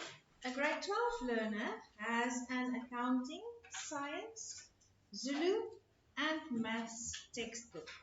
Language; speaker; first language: English; non-native, local second language; Afrikaans